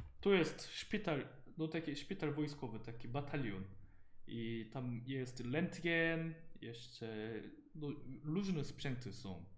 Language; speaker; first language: Polish; non-native, learner; Korean